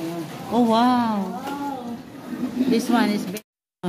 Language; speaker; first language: English; non-native, local second language; Filipino